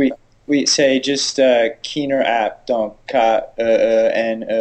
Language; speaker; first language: French; non-native, learner; English